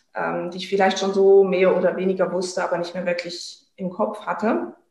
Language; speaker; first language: German; non-native, fluent; French